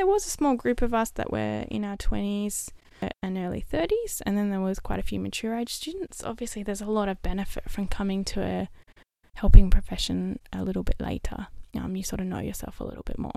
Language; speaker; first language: English; native; English